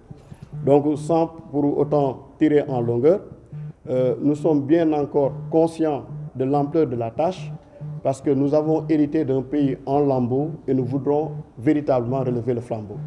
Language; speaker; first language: French; non-native, local second language; Wolof